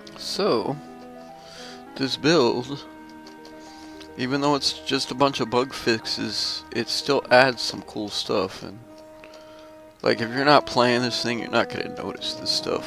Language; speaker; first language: English; native; English